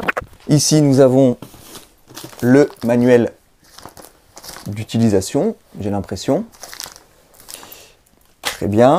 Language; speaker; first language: French; native; French